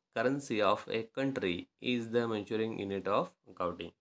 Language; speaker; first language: English; non-native, local second language; Marathi